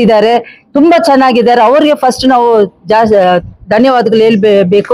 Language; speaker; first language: Kannada; non-native, local second language; Tamil